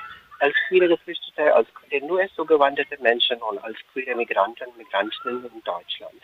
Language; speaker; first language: German; non-native, fluent; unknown